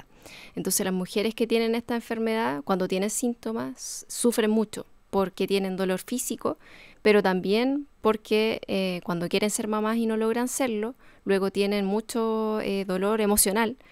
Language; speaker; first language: Spanish; native; Spanish